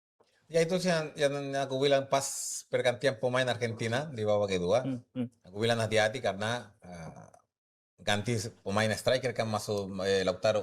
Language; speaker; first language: Indonesian; non-native, fluent; Spanish